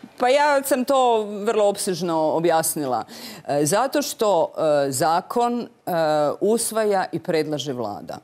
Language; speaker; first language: Croatian; native; Croatian